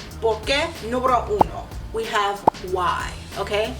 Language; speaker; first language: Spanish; non-native, learner; English